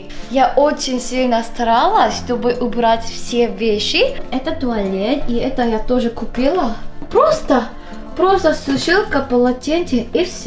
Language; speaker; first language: Russian; non-native, learner; Korean